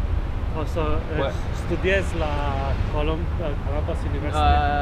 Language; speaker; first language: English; non-native, fluent; Romanian